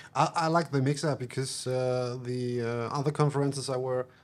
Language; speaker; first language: English; non-native, fluent; German